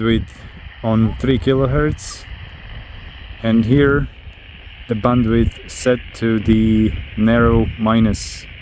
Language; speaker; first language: English; non-native, fluent; Slovak